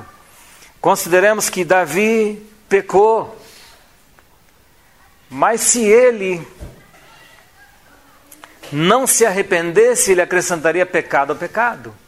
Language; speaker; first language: Portuguese; native; Portuguese